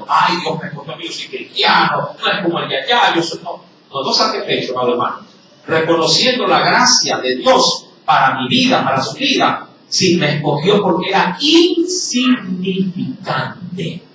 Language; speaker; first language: Spanish; native; Spanish